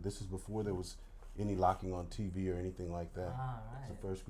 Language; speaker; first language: English; native; English